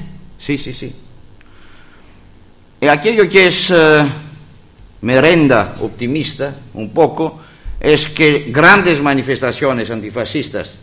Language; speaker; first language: Spanish; non-native, learner; Greek